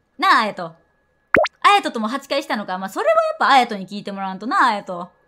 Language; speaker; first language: Japanese; native; Japanese